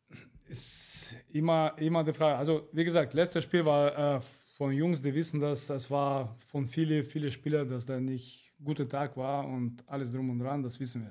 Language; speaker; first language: German; non-native, fluent; Russian